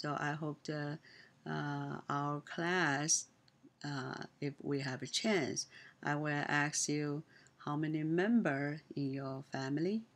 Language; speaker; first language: English; non-native, learner; Chinese